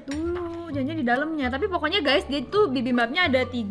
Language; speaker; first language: Indonesian; native; Indonesian